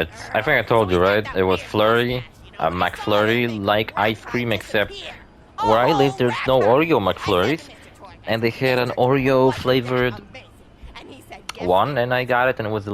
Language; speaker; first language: English; non-native, fluent; Polish